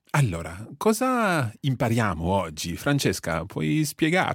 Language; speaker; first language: Italian; non-native, fluent; English